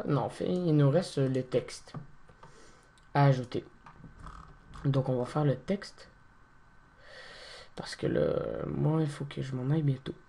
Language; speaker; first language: French; native; French